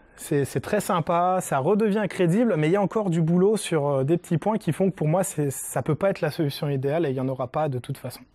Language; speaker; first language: French; native; French